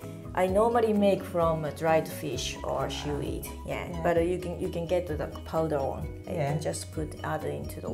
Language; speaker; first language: English; non-native, learner; Japanese